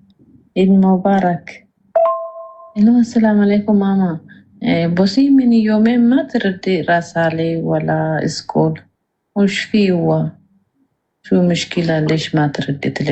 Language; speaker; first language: Arabic; non-native, learner; Amharic